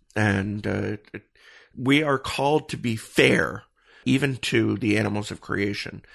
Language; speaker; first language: English; native; English